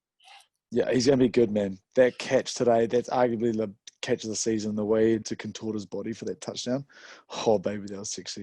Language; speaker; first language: English; native; English